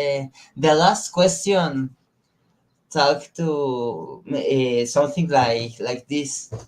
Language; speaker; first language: English; non-native, learner; Spanish